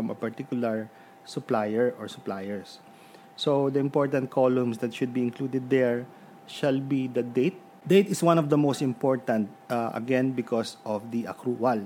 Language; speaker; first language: English; non-native, local second language; Filipino